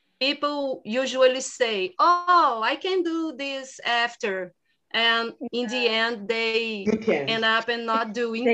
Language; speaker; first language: English; non-native, learner; Portuguese